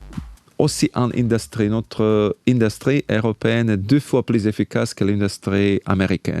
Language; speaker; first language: French; non-native, fluent; Slovak